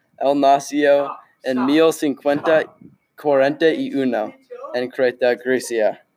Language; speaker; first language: Spanish; non-native, learner; English